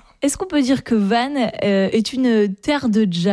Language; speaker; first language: French; native; French